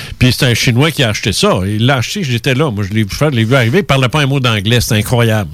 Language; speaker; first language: French; early bilingual, other home language; Spanish